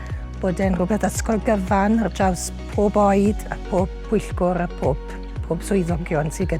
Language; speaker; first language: Welsh; native; Welsh